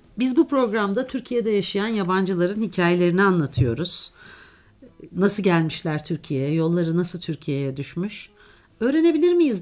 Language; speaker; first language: Turkish; native; Turkish